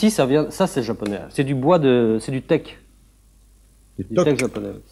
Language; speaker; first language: French; native; French